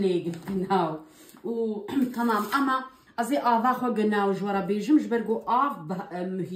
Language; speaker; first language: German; non-native, learner; Kurdish